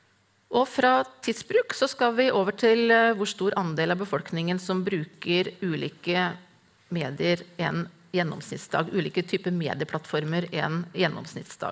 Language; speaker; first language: Norwegian; native; Norwegian